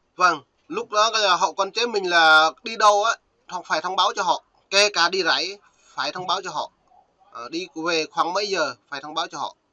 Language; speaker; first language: Vietnamese; non-native, local second language; Jarai